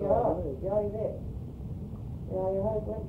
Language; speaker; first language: Swedish; early bilingual, heritage; Swedish